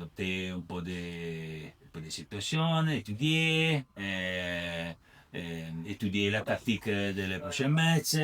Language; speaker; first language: French; non-native, learner; Italian